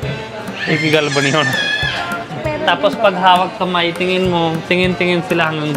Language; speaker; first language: Filipino; non-native, learner; Punjabi